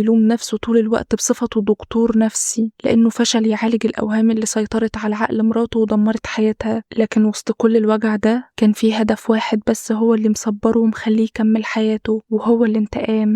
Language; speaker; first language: Arabic; native; Arabic